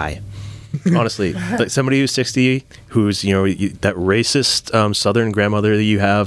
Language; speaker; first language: English; native; English